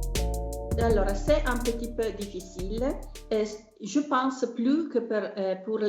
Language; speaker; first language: French; non-native, learner; Italian